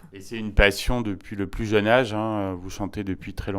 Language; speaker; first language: French; native; French